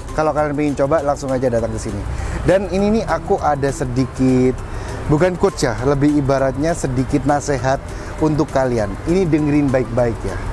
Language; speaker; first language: Indonesian; native; Indonesian